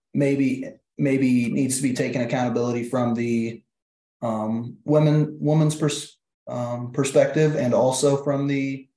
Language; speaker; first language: English; native; English